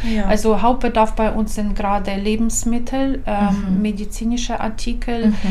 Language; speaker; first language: German; non-native, fluent; Ukrainian